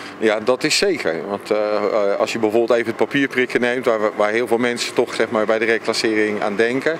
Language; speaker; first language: Dutch; native; Dutch